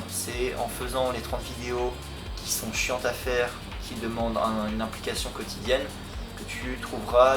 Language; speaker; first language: French; native; French